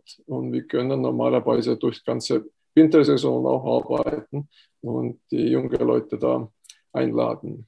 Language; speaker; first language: German; non-native, fluent; Estonian